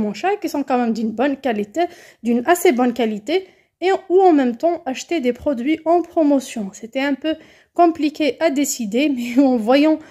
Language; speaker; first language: French; native; French